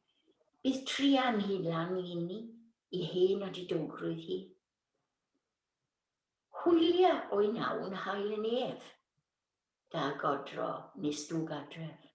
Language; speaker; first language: Welsh; native; Welsh